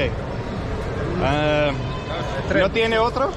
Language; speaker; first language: Spanish; non-native, learner; English